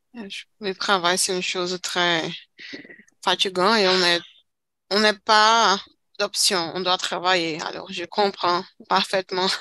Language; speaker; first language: French; non-native, fluent; Portuguese